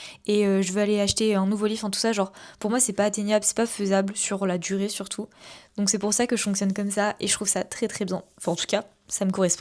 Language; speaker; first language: French; native; French